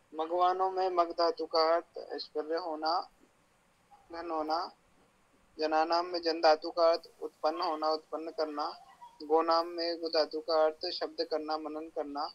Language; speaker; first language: Hindi; native; Hindi